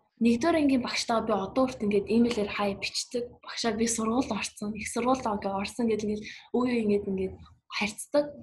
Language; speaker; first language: Mongolian; early bilingual, heritage; Mongolian